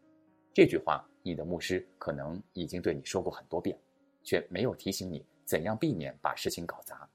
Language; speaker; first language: Chinese; native; Chinese